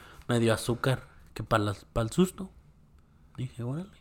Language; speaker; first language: Spanish; early bilingual, heritage; Spanish